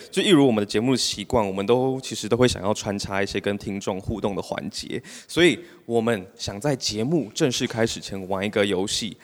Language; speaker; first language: Chinese; early bilingual, heritage; Chinese